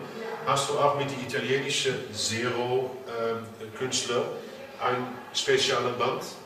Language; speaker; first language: German; non-native, fluent; Dutch